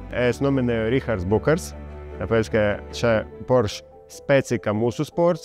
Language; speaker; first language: Latvian; non-native, local second language; Russian